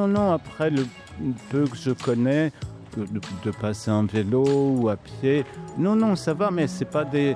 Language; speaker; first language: French; native; French